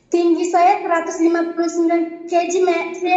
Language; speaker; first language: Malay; non-native, fluent; Indonesian